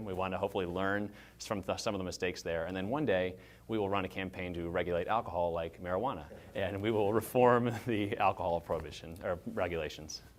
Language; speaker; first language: English; native; English